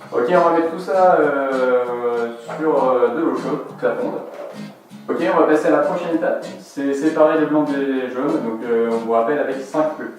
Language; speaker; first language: French; native; French